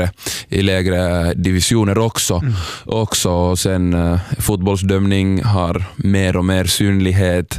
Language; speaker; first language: Swedish; non-native, local second language; Somali